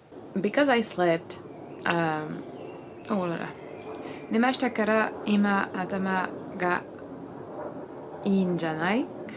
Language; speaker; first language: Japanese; non-native, learner; French